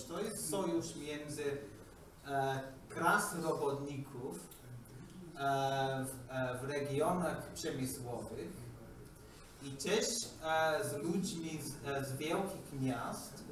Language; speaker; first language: Polish; non-native, learner; English